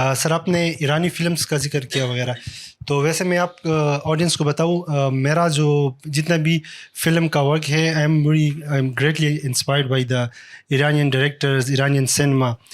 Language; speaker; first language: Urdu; non-native, local second language; Pashto